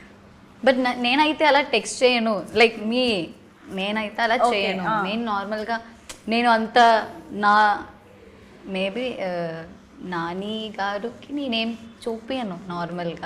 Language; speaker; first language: Telugu; non-native, learner; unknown